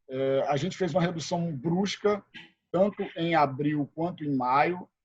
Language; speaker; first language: Portuguese; native; Portuguese